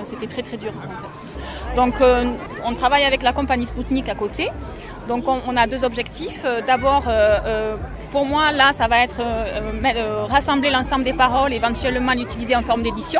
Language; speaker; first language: French; native; French